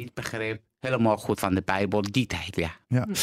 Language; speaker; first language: Dutch; non-native, learner; Persian